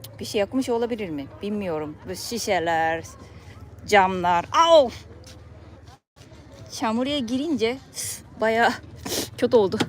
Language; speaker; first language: Turkish; non-native, fluent; Japanese